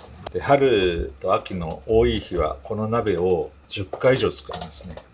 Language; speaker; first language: Japanese; native; Japanese